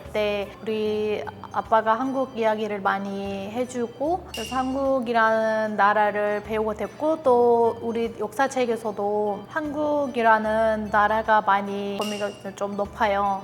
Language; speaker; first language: Korean; non-native, fluent; Turkish